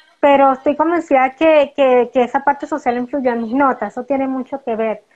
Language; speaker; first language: Spanish; native; Spanish